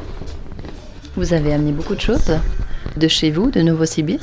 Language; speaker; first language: French; native; French